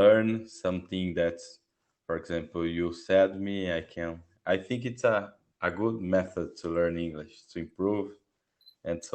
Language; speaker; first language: English; non-native, learner; Portuguese